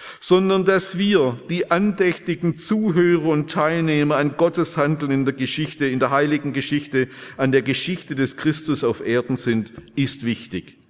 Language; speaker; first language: German; native; German